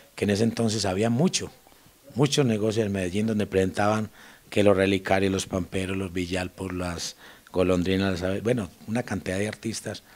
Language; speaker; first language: Spanish; native; Spanish